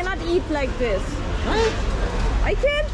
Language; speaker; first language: English; non-native, learner; Turkish